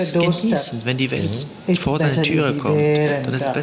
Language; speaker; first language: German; native; German